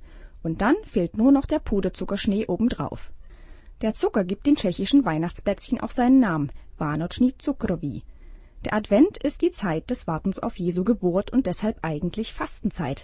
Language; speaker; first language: German; native; German